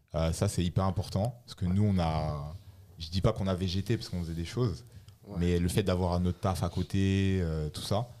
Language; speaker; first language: French; native; French